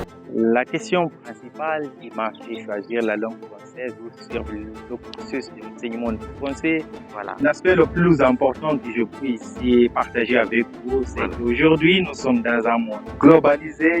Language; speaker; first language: French; non-native, fluent; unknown